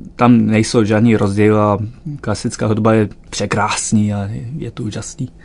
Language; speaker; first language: Czech; non-native, fluent; Japanese